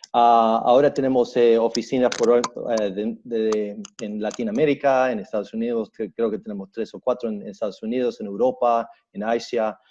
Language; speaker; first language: Spanish; early bilingual, heritage; Spanish